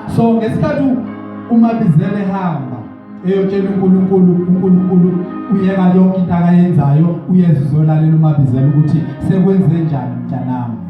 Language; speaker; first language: Zulu; native; Zulu